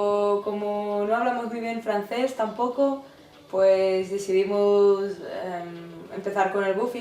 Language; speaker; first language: Spanish; non-native, local second language; Catalan